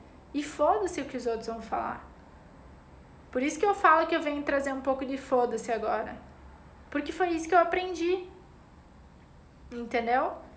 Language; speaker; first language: Portuguese; native; Portuguese